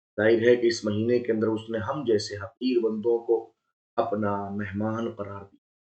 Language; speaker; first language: Urdu; native; Urdu